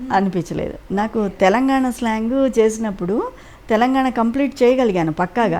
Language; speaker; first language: Telugu; native; Telugu